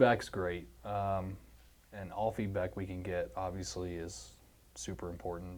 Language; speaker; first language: English; native; English